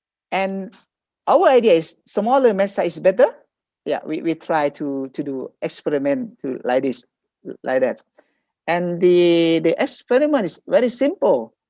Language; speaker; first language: English; non-native, fluent; Thai